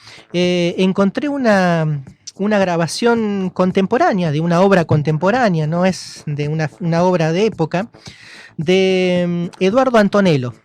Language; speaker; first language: Spanish; native; Spanish